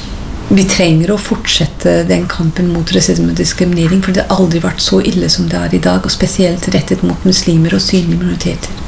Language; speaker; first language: Norwegian; non-native, fluent; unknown